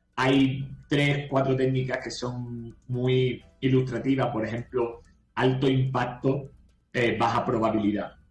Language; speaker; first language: Spanish; native; Spanish